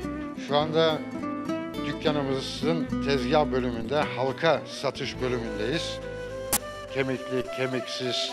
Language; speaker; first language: Turkish; native; Turkish